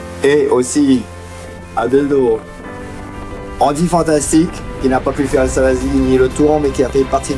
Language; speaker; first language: French; native; French